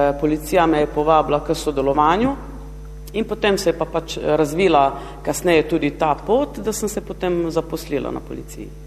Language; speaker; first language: Slovenian; non-native, local second language; Romany